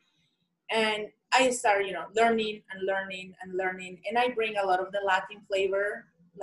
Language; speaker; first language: English; non-native, fluent; Spanish